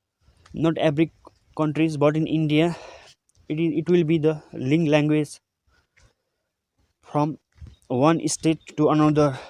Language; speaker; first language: English; non-native, local second language; Nepali